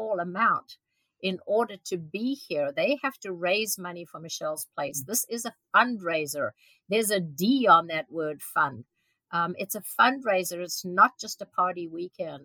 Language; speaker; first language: English; native; English